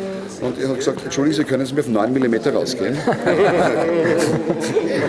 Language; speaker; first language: German; native; German